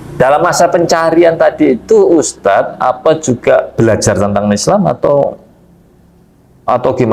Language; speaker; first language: Malay; native; Malay